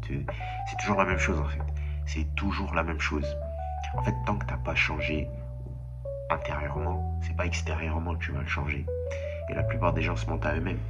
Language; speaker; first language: French; native; French